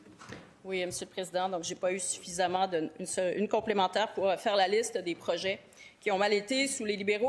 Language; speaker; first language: French; native; French